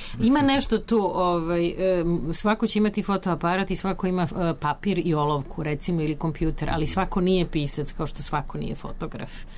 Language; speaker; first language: Serbian; native; Serbian